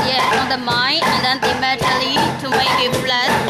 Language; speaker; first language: English; non-native, learner; Burmese